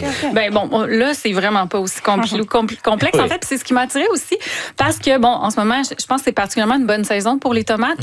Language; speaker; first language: French; native; French